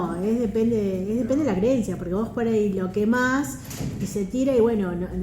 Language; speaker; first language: Spanish; native; Spanish